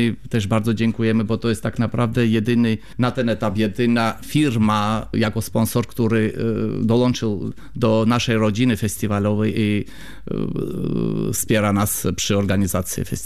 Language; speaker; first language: Polish; non-native, fluent; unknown